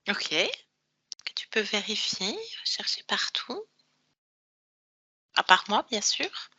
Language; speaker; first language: French; native; French